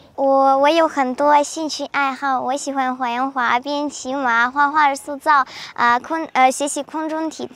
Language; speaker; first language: Chinese; non-native, learner; Russian